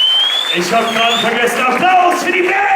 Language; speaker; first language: German; native; German